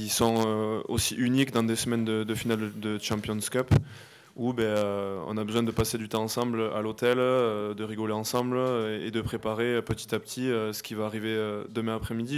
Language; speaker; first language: French; native; French